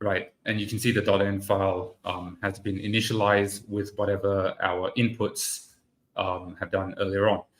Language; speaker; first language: English; native; English